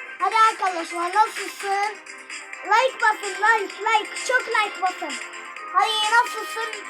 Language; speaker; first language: Turkish; early bilingual, other home language; Arabic